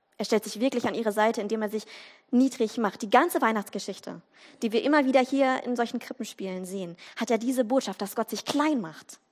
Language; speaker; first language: German; native; German